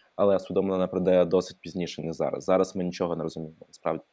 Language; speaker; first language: Ukrainian; non-native, local second language; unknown